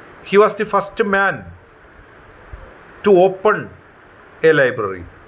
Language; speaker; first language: English; non-native, local second language; Malayalam